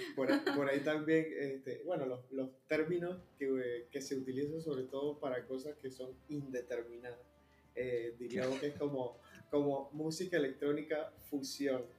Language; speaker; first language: Spanish; native; Spanish